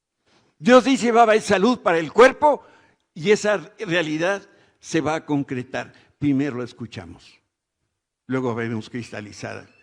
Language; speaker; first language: Spanish; native; Spanish